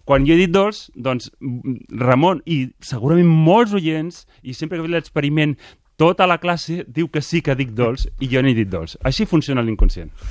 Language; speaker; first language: Catalan; native; Catalan